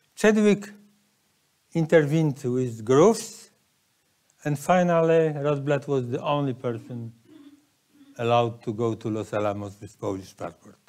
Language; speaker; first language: English; non-native, fluent; Polish